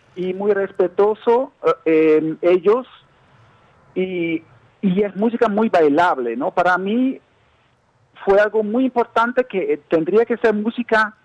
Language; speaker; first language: Spanish; non-native, fluent; German